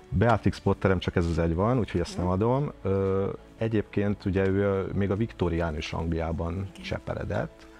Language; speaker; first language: Hungarian; native; Hungarian